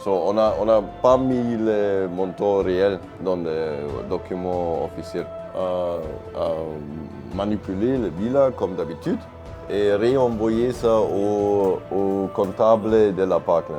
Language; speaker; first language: French; non-native, fluent; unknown